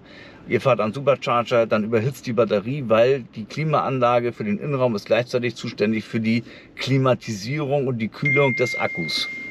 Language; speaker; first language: German; native; German